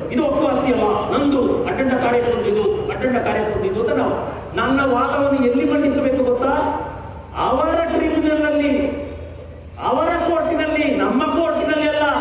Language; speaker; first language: Kannada; non-native, local second language; Kodava